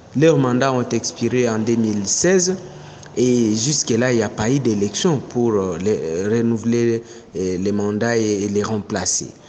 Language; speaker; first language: French; non-native, local second language; Swahili